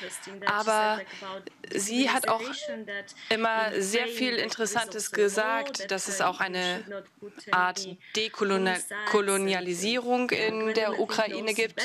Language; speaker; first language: German; non-native, fluent; Russian